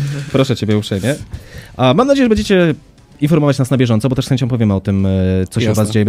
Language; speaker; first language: Polish; native; Polish